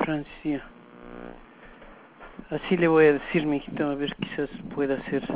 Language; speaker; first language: Spanish; native; Spanish